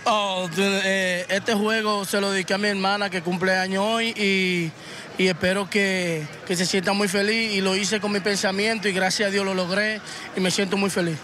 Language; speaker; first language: Spanish; native; Spanish